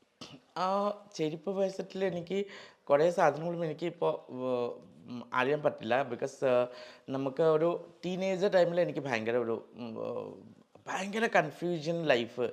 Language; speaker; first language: Malayalam; non-native, learner; Assamese